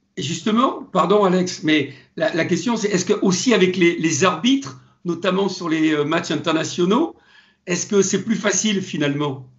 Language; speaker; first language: French; native; French